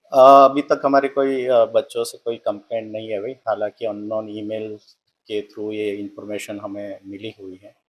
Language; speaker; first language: Hindi; non-native, local second language; Gujarati